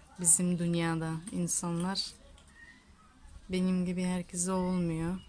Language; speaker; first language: Turkish; non-native, learner; Russian